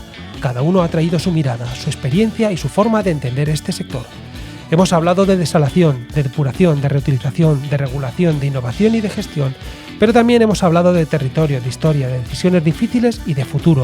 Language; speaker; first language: Spanish; native; Spanish